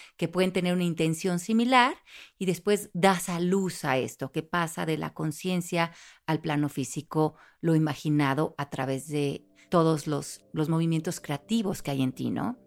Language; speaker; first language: Spanish; native; Spanish